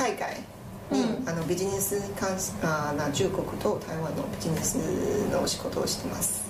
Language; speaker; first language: Japanese; non-native, fluent; Chinese